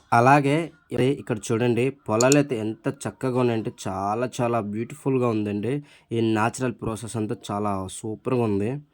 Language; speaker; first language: Telugu; non-native, local second language; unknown